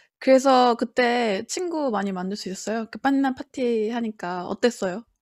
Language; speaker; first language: Korean; native; Korean